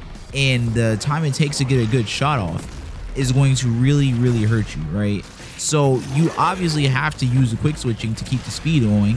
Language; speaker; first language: English; native; English